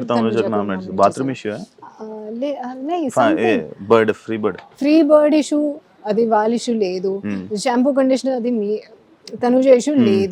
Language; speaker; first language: Telugu; native; Telugu